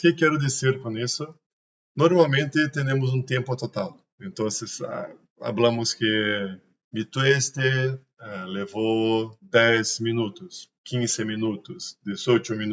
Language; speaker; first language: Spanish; non-native, learner; Portuguese